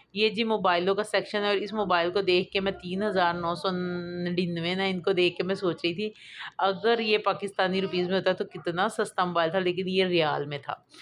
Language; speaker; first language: Urdu; non-native, local second language; Punjabi